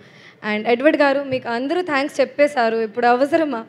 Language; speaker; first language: Telugu; non-native, fluent; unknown